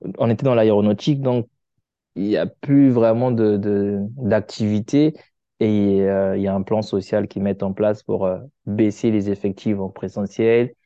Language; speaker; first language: French; non-native, local second language; Lingala